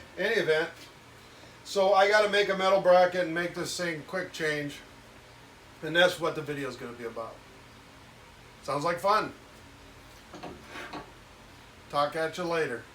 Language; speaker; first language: English; native; English